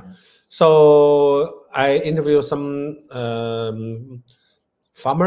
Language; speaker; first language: English; non-native, learner; Chinese